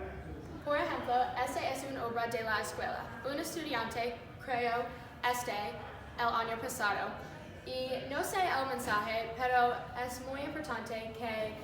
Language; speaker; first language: Spanish; non-native, learner; English